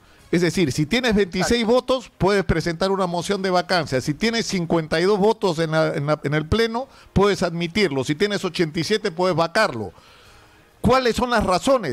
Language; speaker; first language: Spanish; native; Spanish